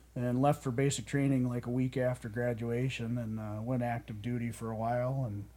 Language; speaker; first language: English; native; English